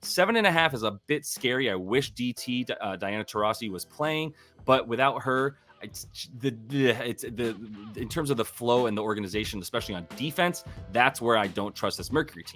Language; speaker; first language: English; native; English